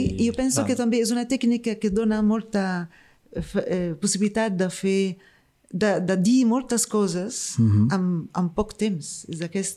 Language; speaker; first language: Catalan; non-native, fluent; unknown